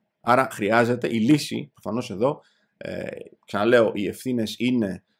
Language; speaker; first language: Greek; native; Greek